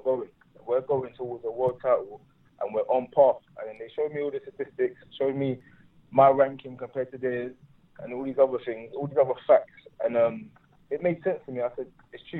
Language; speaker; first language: English; native; English